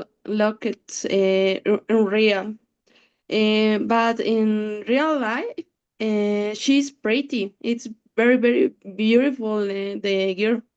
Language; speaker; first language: English; non-native, learner; Spanish